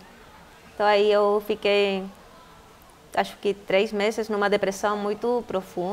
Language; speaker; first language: Portuguese; non-native, fluent; Spanish